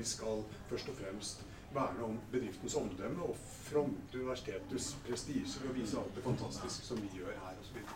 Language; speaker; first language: Norwegian; native; Norwegian